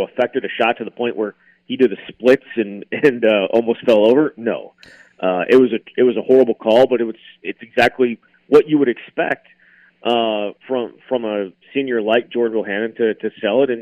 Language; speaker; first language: English; native; English